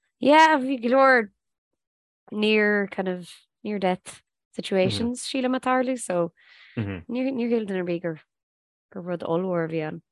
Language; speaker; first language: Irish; native; Irish